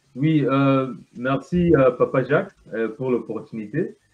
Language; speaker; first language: French; non-native, local second language; Lingala